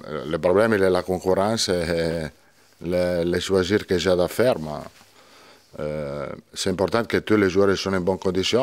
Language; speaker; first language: French; non-native, learner; Italian